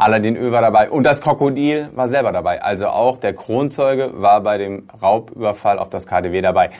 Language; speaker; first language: German; native; German